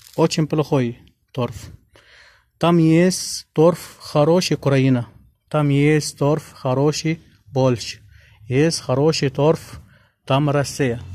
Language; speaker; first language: Russian; non-native, learner; Arabic